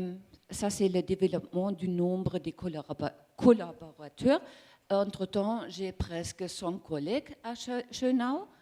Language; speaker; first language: French; non-native, learner; German